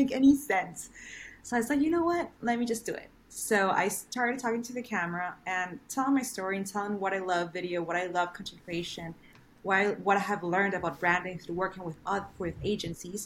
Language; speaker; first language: English; non-native, fluent; Spanish